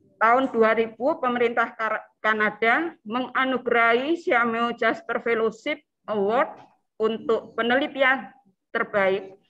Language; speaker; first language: Indonesian; native; Indonesian